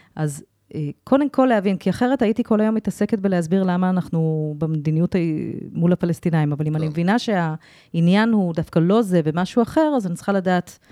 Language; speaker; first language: Hebrew; non-native, fluent; English